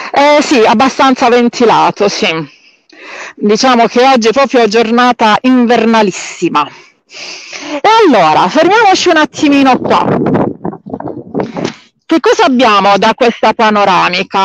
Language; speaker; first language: Italian; native; Italian